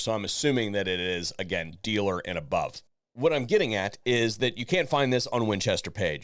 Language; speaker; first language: English; native; English